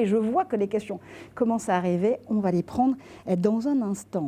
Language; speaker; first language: French; native; French